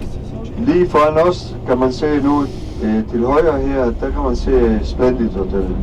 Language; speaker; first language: Danish; non-native, fluent; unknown